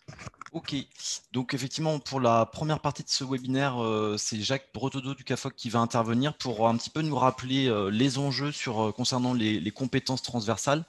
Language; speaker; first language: French; native; French